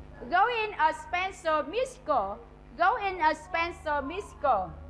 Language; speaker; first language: English; non-native, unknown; Vietnamese